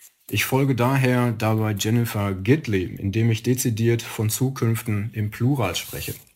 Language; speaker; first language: German; native; German